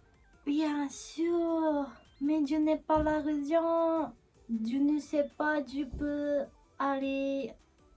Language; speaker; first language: French; non-native, learner; Japanese